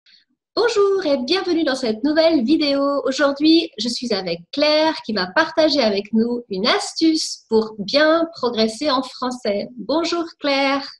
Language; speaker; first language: French; native; French